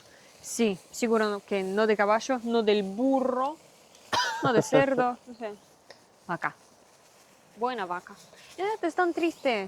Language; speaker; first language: Spanish; non-native, learner; Russian